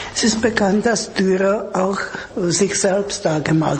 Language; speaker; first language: German; non-native, fluent; Czech